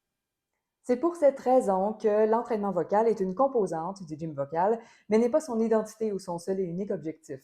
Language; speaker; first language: French; native; French